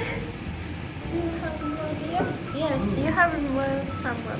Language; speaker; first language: English; non-native, fluent; Japanese